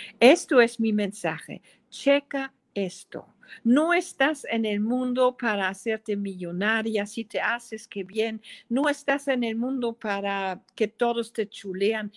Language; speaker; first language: Spanish; non-native, fluent; German